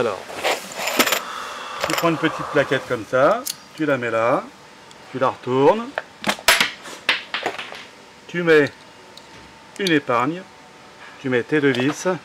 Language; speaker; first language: French; native; French